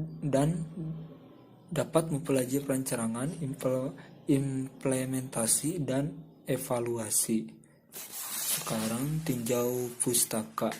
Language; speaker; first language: Indonesian; native; Indonesian